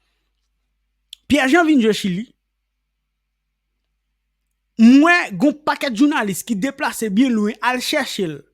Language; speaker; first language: Haitian Creole; native; Haitian Creole